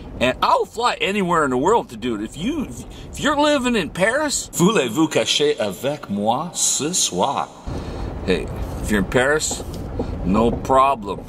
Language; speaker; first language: English; native; English